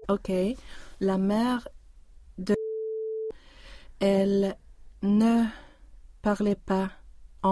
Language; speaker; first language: French; non-native, learner; Swedish